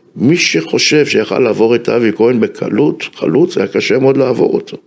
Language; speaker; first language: Hebrew; native; Hebrew